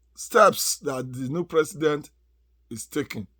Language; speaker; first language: English; non-native, local second language; Yoruba